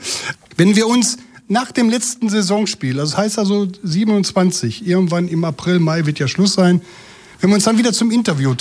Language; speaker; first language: German; native; German